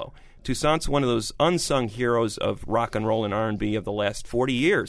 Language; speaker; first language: English; native; English